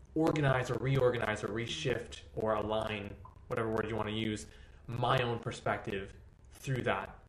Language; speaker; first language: English; early bilingual, other home language; Spanish